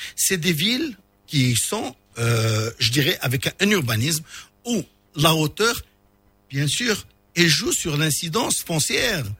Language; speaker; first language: French; non-native, local second language; Arabic